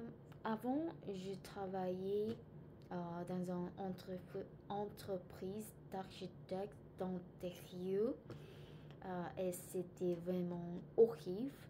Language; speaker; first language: French; non-native, learner; Korean